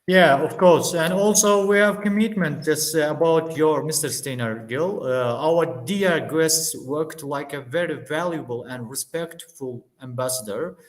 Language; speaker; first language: English; non-native, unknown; Azerbaijani